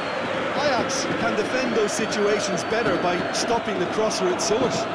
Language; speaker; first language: English; native; English